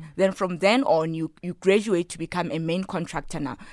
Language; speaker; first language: English; non-native, local second language; Tswana